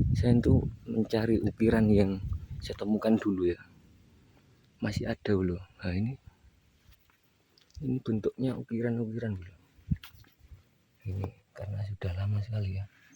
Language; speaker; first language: Indonesian; non-native, local second language; Javanese